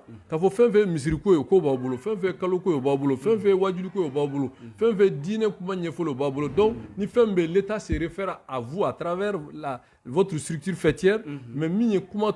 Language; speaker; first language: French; non-native, local second language; Bambara